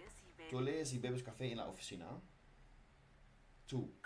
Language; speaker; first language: Spanish; non-native, learner; Dutch